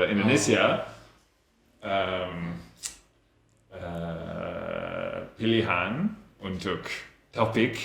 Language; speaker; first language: Indonesian; non-native, learner; English